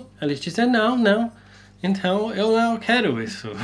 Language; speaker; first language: Portuguese; non-native, learner; English